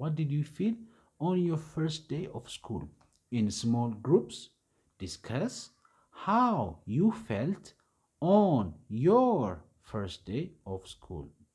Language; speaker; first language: English; non-native, fluent; Amharic